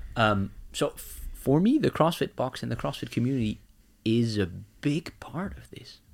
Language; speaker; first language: English; non-native, fluent; Dutch